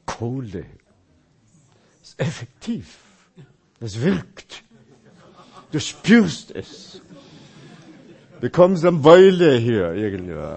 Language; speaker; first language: German; non-native, fluent; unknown